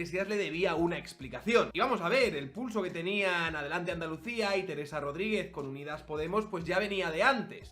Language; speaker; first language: Spanish; native; Spanish